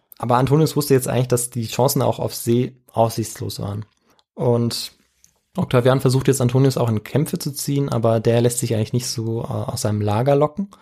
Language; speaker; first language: German; native; German